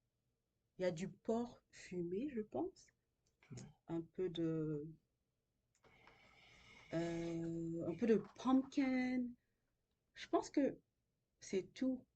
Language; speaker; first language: French; non-native, local second language; Haitian Creole